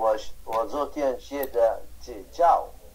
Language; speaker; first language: Chinese; non-native, learner; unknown